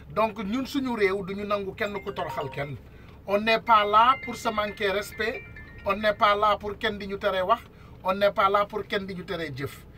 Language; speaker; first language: French; non-native, local second language; Wolof